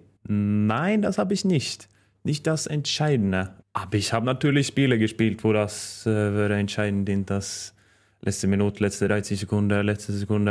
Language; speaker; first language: German; non-native, fluent; Norwegian